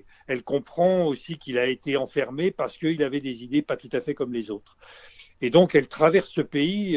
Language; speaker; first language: French; native; French